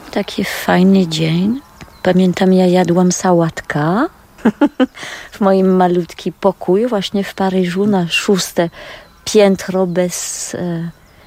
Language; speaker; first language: Polish; non-native, learner; French